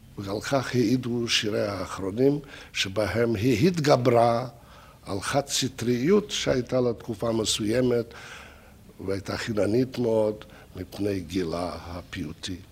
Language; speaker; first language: Hebrew; non-native, fluent; Russian